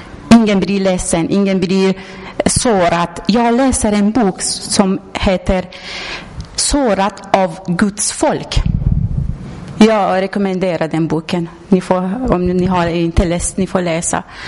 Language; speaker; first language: Swedish; non-native, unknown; Persian